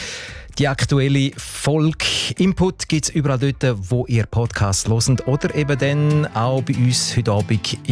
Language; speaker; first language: German; native; German